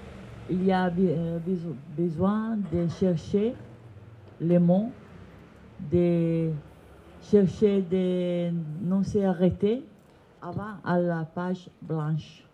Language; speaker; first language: French; non-native, learner; Italian